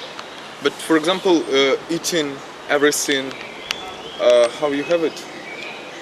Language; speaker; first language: English; non-native, learner; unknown